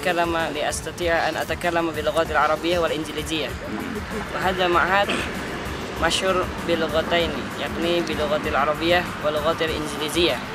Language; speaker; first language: Arabic; non-native, learner; Indonesian